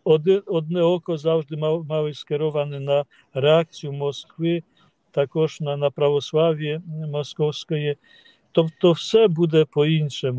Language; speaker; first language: Ukrainian; non-native, fluent; Polish